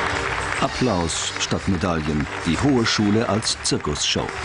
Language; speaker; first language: German; native; German